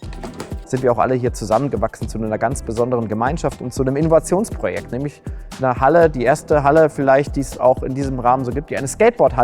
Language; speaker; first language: German; native; German